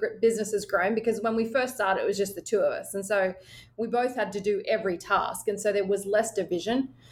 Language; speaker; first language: English; native; English